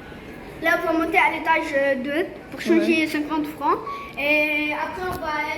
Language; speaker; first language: French; non-native, learner; Arabic